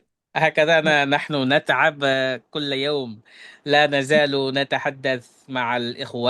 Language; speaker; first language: Arabic; non-native, fluent; Bangla